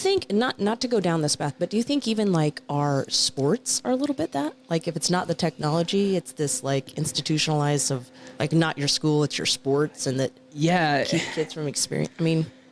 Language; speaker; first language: English; native; English